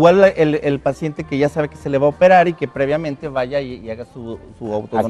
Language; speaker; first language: Spanish; native; Spanish